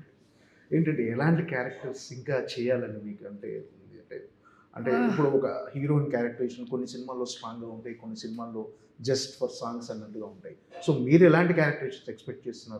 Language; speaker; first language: Telugu; native; Telugu